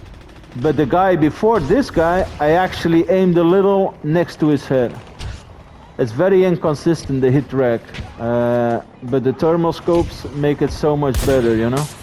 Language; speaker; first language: English; non-native, fluent; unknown